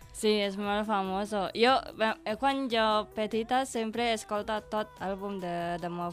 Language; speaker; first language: Catalan; non-native, learner; Indonesian